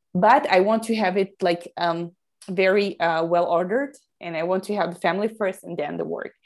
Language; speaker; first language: English; non-native, fluent; Slovak